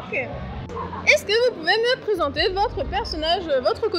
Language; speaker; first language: French; native; French